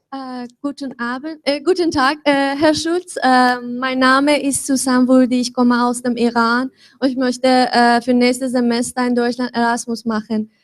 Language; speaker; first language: German; non-native, fluent; Persian